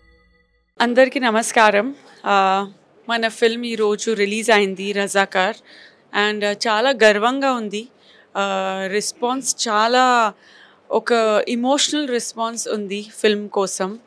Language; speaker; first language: Telugu; non-native, fluent; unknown